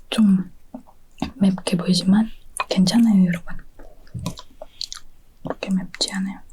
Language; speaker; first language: Korean; non-native, fluent; Indonesian